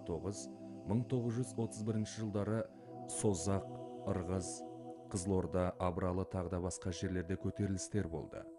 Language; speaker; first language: Kazakh; native; Kazakh